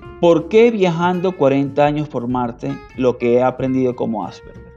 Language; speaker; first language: Spanish; native; Spanish